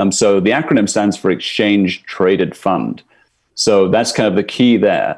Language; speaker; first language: English; native; English